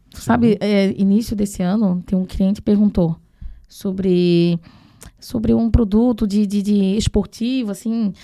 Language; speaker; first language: Portuguese; non-native, fluent; Chinese